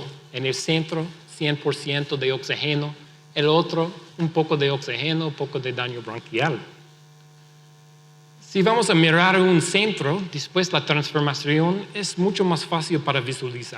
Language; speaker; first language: Spanish; non-native, fluent; English